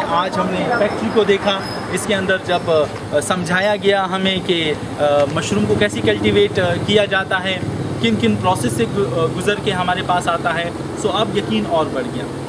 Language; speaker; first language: Urdu; non-native, local second language; Pashto